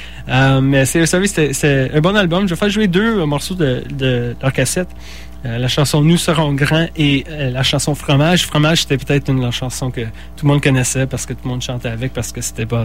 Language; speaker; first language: French; native; French